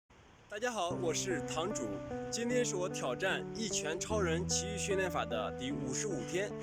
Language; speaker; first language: Chinese; native; Chinese